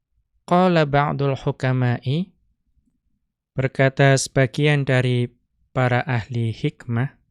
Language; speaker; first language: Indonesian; native; Indonesian